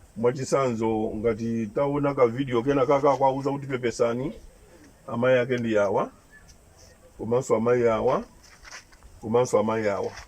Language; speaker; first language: Nyanja; native; Nyanja